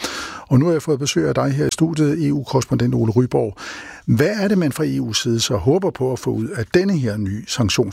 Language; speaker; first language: Danish; native; Danish